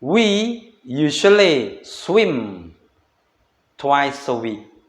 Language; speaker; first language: English; non-native, fluent; Indonesian